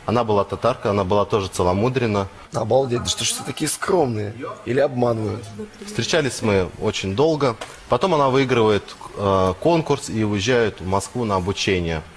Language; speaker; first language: Russian; native; Russian